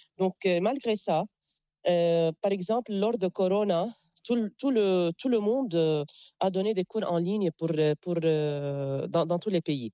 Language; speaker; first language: French; non-native, local second language; Arabic